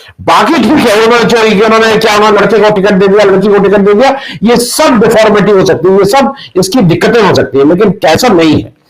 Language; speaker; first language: Hindi; native; Hindi